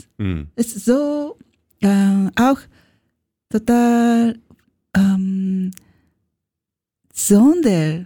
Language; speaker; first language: German; non-native, learner; Japanese